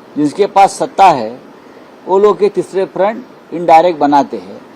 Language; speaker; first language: Hindi; non-native, local second language; Marathi